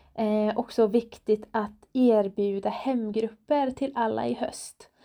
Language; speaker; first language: Swedish; non-native, fluent; Persian